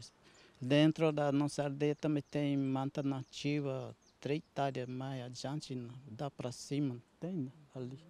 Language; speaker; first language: Portuguese; non-native, local second language; Guarani